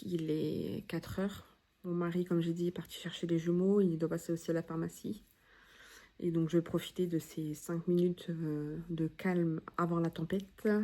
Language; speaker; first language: French; native; French